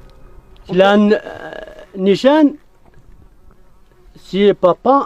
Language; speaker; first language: French; non-native, learner; Berber languages